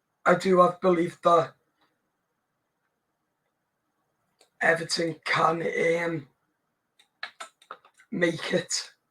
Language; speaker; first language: English; native; English